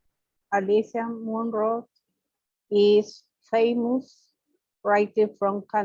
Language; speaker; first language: English; non-native, learner; Spanish